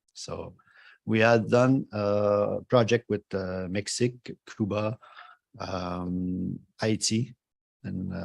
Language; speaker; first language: English; non-native, fluent; French